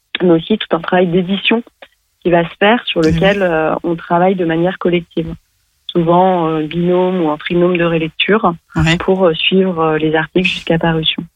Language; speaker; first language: French; native; French